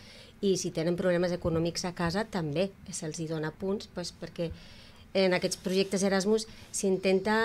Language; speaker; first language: Catalan; native; Catalan